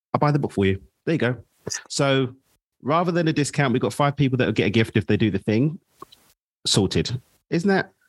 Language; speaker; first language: English; non-native, fluent; Bulgarian